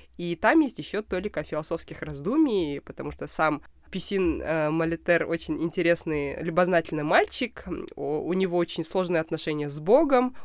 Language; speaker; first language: Russian; non-native, local second language; Kazakh